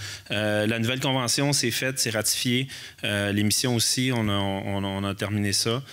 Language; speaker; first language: French; native; French